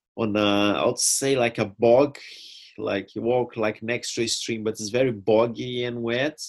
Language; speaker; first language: English; non-native, fluent; Portuguese